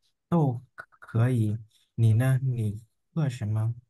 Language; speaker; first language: Chinese; non-native, learner; Vietnamese